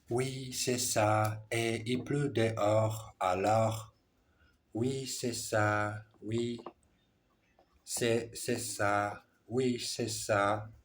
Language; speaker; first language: French; non-native, learner; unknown